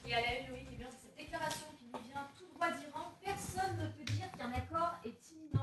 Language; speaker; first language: French; native; French